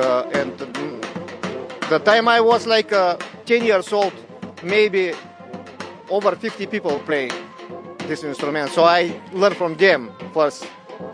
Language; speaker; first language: English; non-native, learner; Bulgarian